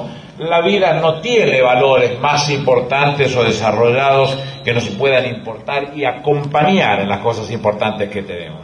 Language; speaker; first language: Spanish; native; Spanish